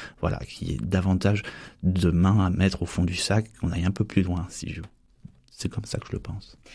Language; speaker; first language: French; native; French